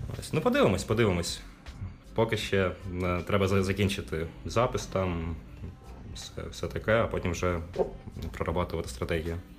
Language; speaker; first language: Ukrainian; non-native, local second language; Russian